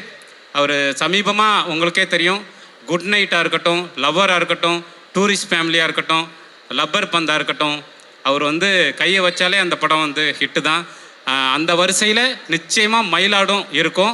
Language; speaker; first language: Tamil; native; Tamil